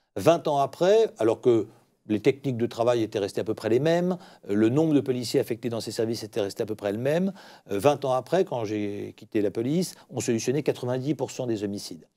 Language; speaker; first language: French; native; French